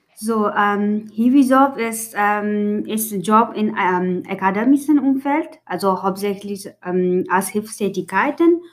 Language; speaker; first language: German; non-native, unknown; Nepali